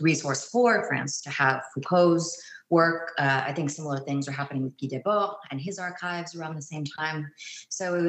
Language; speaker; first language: English; native; English